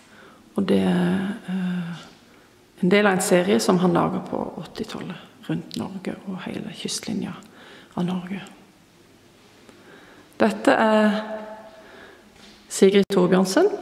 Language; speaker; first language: Norwegian; non-native, fluent; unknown